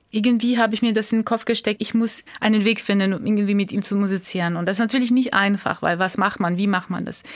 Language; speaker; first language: German; non-native, fluent; Georgian